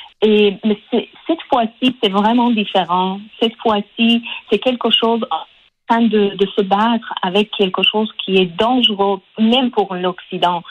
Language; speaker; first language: French; non-native, local second language; Persian